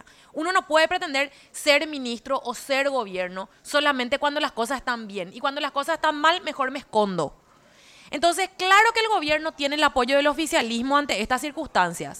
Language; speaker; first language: Spanish; native; Spanish